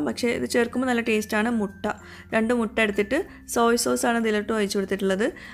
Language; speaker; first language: Malayalam; native; Malayalam